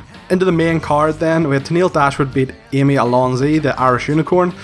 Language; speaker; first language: English; native; English